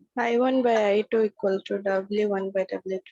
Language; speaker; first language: English; non-native, local second language; Tamil